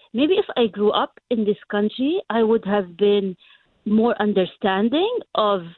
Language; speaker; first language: English; non-native, fluent; Arabic